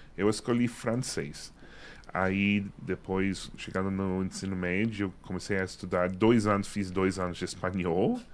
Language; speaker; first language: Portuguese; non-native, fluent; English